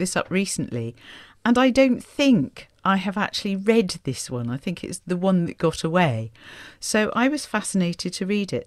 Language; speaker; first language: English; native; English